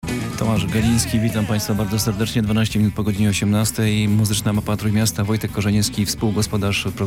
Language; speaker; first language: Polish; native; Polish